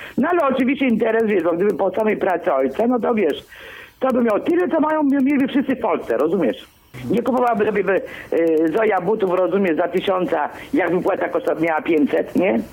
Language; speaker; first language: Polish; early bilingual, other home language; Greek